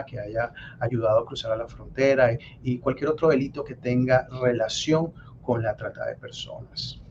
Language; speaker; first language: Spanish; native; Spanish